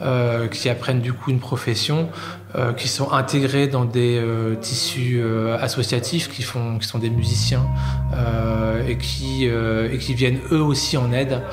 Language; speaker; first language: French; native; French